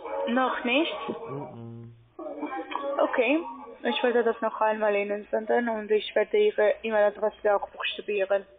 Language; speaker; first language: German; non-native, learner; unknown